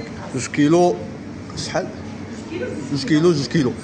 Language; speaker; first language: Arabic; native; Arabic